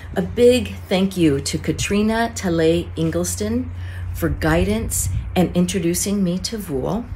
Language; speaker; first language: English; native; English